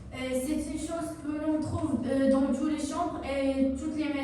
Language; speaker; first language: French; non-native, learner; Arabic